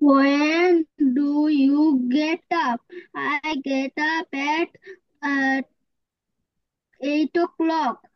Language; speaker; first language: English; non-native, learner; Bangla